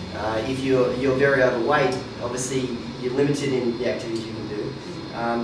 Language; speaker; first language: English; native; English